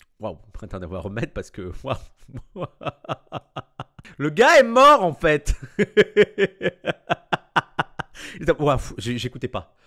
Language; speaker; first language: French; native; French